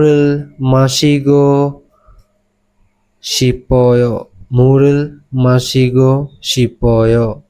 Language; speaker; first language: Korean; non-native, fluent; Sinhala